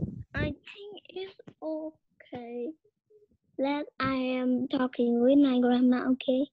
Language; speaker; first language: English; non-native, learner; Vietnamese